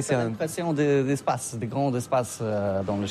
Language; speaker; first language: French; non-native, learner; Polish